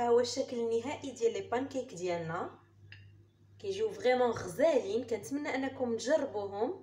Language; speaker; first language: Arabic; native; Arabic